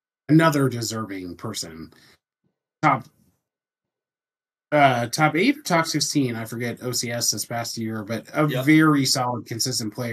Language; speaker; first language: English; native; English